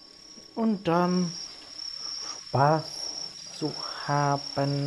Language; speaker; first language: German; non-native, learner; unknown